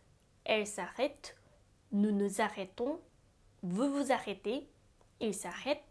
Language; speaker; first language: French; non-native, fluent; Japanese